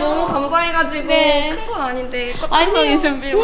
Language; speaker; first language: Korean; native; Korean